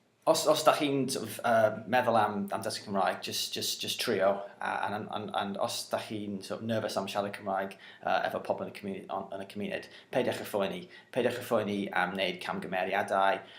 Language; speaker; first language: Welsh; non-native, learner; English